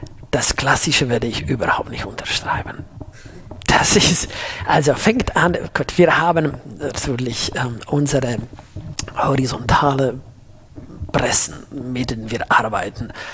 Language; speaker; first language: German; non-native, fluent; Slovak